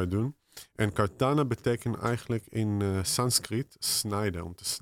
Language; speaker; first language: Dutch; non-native, fluent; Hebrew